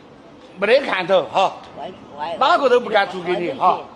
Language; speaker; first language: Chinese; native; Chinese